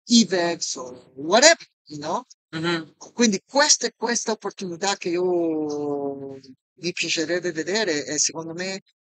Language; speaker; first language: Italian; non-native, fluent; Spanish